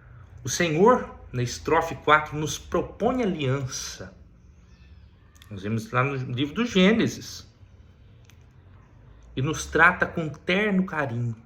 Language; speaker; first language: Portuguese; native; Portuguese